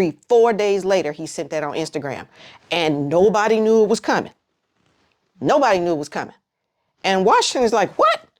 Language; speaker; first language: English; native; English